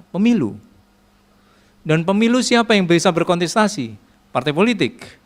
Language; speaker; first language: Indonesian; native; Indonesian